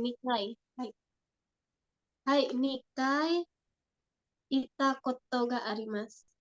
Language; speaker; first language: Japanese; non-native, learner; Indonesian